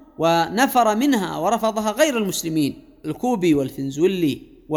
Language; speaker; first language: Arabic; native; Arabic